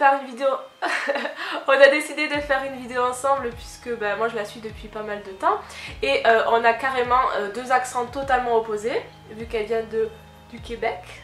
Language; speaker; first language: French; native; French